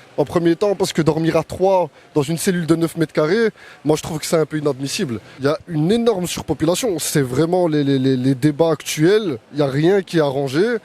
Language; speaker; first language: French; native; French